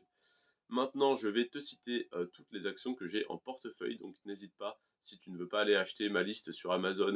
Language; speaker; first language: French; native; French